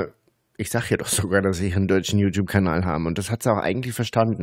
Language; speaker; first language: German; native; German